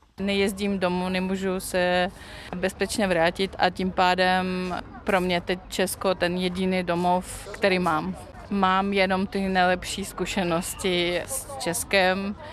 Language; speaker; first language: Czech; non-native, fluent; Russian